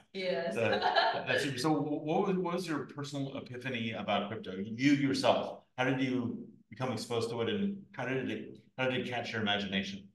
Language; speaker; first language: English; native; English